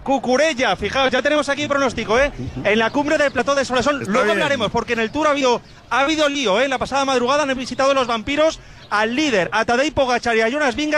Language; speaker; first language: Spanish; native; Spanish